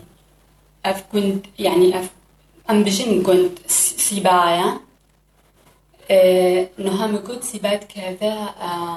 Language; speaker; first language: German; non-native, learner; Kurdish